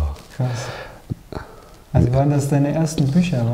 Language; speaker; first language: German; native; German